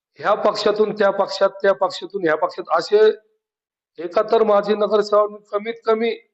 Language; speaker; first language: Marathi; native; Marathi